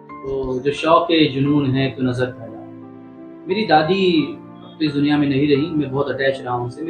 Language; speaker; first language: Hindi; native; Hindi